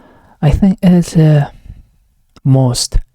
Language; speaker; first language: English; non-native, learner; Korean